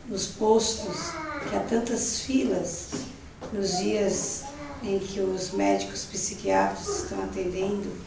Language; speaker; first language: Portuguese; native; Portuguese